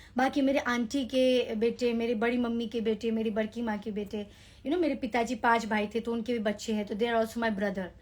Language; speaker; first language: Hindi; native; Hindi